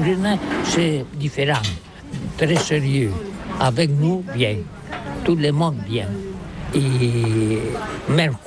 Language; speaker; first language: French; non-native, learner; Catalan